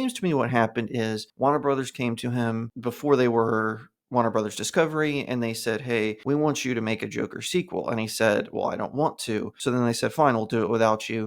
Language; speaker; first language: English; native; English